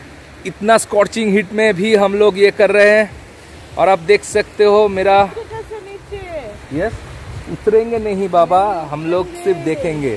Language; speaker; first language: Hindi; non-native, local second language; Bangla